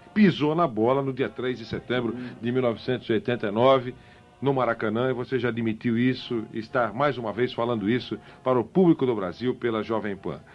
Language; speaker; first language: Portuguese; native; Portuguese